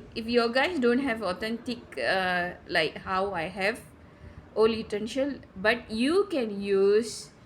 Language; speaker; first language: English; non-native, local second language; Tamil